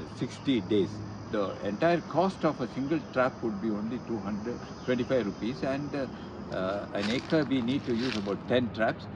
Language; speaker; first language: English; non-native, local second language; Kannada